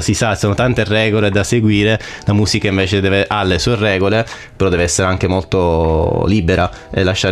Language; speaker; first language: Italian; native; Italian